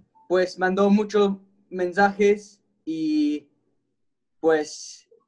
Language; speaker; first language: Spanish; early bilingual, heritage; Spanish